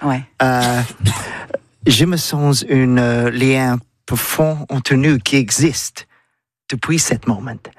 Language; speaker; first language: French; non-native, learner; English